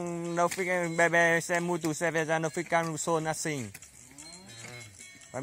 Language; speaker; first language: Portuguese; non-native, learner; Vietnamese